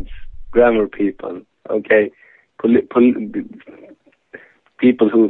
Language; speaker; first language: English; non-native, fluent; Swedish